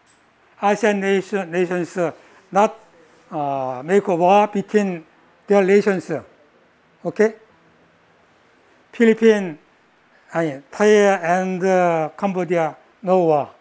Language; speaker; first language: English; non-native, learner; Korean